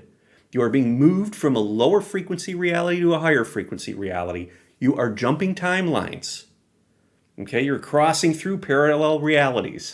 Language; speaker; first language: English; native; English